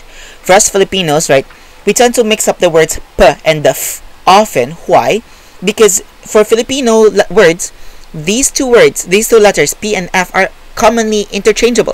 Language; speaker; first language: English; non-native, local second language; Filipino